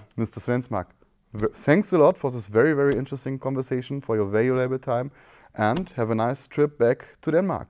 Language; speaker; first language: English; non-native, fluent; German